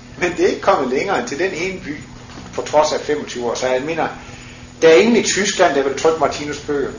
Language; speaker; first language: Danish; native; Danish